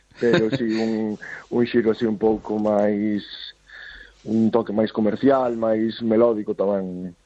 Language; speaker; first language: Galician; native; Galician